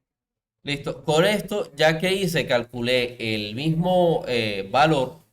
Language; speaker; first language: Spanish; native; Spanish